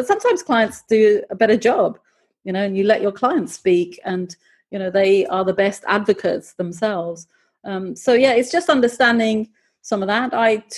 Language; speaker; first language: English; native; English